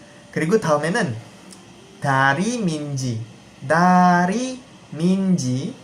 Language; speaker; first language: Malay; non-native, fluent; Korean